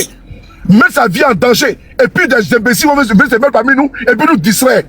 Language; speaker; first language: French; native; French